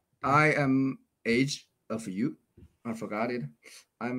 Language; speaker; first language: English; non-native, learner; Chinese